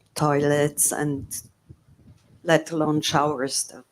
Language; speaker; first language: English; non-native, fluent; Slovenian